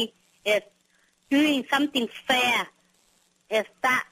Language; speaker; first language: English; non-native, learner; Vietnamese